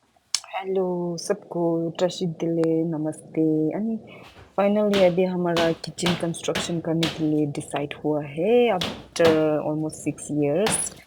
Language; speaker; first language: Hindi; non-native, local second language; Tibetan